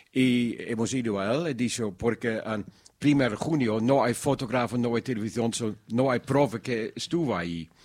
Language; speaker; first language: Spanish; non-native, learner; Dutch